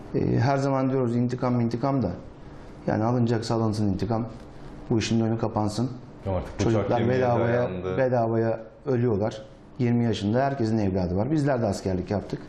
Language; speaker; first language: Turkish; native; Turkish